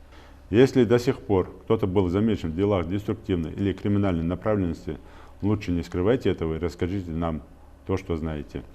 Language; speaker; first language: Russian; non-native, local second language; Ingush